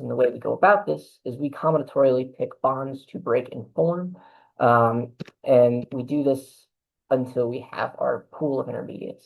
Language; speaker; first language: English; native; English